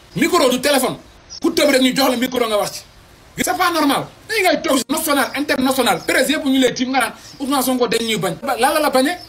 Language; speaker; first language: Wolof; non-native, local second language; Fula